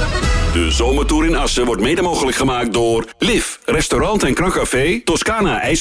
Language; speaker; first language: Dutch; native; Dutch